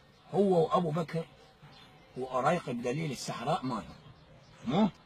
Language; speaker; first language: Arabic; native; Arabic